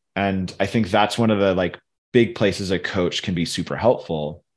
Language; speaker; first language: English; native; English